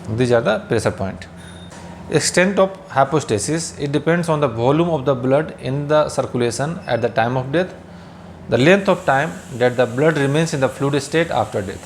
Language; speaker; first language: English; non-native, local second language; Hindi